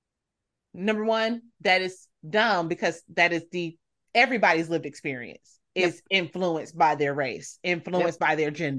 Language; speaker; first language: English; native; English